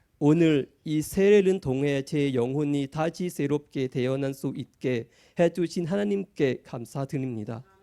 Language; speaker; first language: Korean; non-native, fluent; Thai